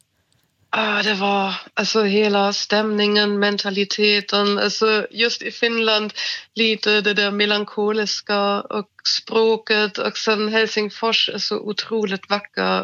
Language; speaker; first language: Swedish; non-native, fluent; German